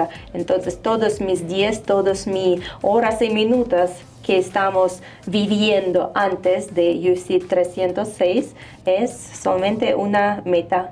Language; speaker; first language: Spanish; non-native, fluent; Russian